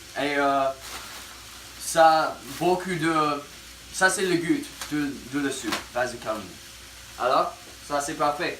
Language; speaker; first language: French; non-native, learner; English